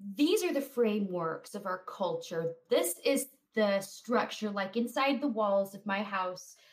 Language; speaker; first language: English; native; English